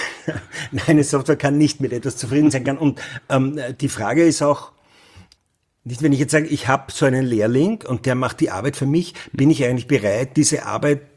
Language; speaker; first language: German; native; German